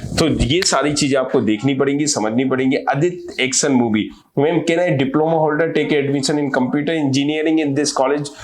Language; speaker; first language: Hindi; native; Hindi